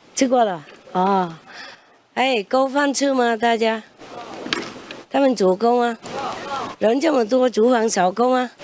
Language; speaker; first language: Chinese; non-native, fluent; Vietnamese